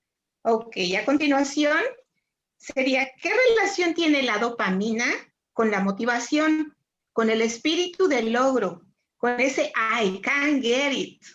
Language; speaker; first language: Spanish; native; Spanish